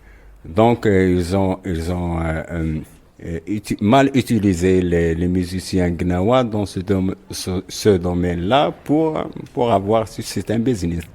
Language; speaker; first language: French; non-native, local second language; Arabic